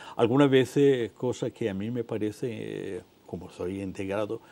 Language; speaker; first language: Spanish; non-native, fluent; Danish